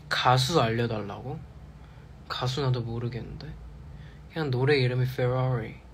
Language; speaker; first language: Korean; non-native, fluent; Chinese